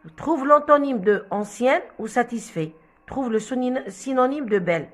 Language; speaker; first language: French; non-native, local second language; Arabic